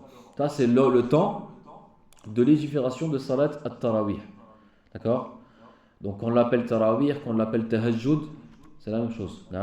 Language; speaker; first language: French; native; French